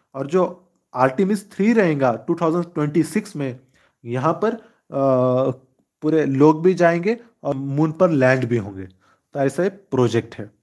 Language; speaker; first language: Hindi; non-native, local second language; Marathi